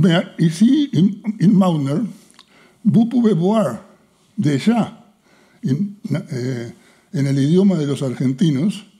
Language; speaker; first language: French; non-native, fluent; Spanish